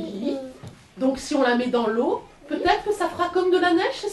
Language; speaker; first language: French; native; French